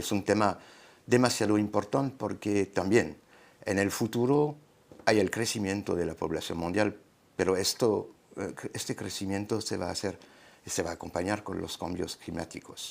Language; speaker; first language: Spanish; non-native, fluent; French